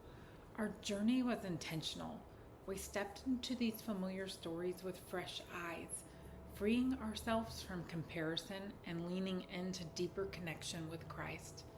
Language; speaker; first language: English; native; English